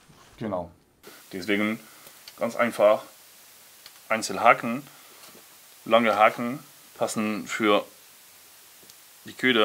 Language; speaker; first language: German; non-native, learner; French